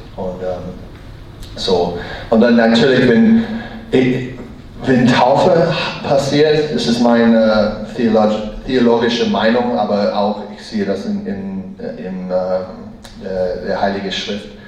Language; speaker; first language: German; non-native, learner; English